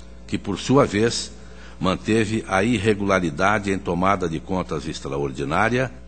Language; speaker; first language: Portuguese; native; Portuguese